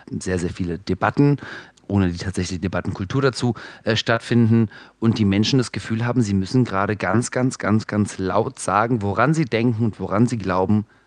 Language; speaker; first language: German; early bilingual, other home language; Russian